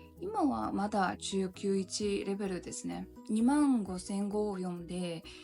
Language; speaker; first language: Japanese; non-native, learner; Chinese